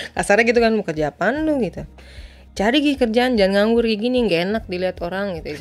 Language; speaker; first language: Indonesian; native; Indonesian